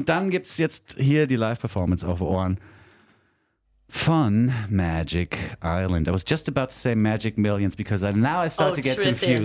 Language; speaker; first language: German; native; German